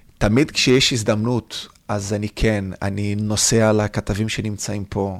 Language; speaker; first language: Hebrew; non-native, fluent; Portuguese